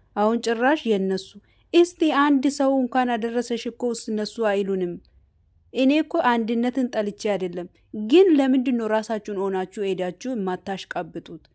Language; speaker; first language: Amharic; native; Amharic